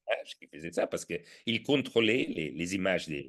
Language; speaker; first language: French; non-native, fluent; Italian